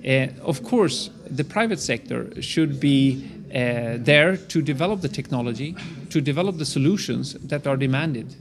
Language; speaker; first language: English; non-native, fluent; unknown